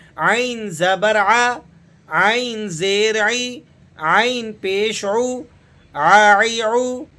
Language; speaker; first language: Urdu; native; Urdu